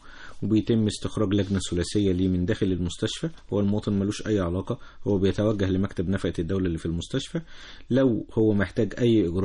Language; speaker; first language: Arabic; native; Arabic